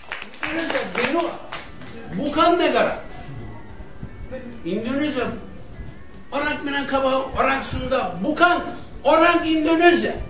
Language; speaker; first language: Indonesian; non-native, learner; Turkish